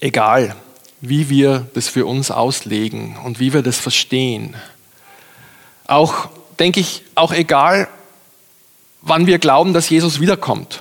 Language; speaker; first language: German; native; German